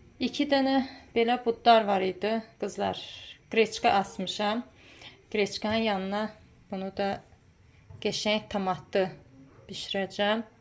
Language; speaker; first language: Azerbaijani; early bilingual, heritage; Azerbaijani